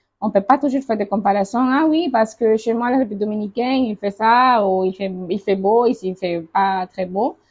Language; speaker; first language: French; non-native, fluent; Spanish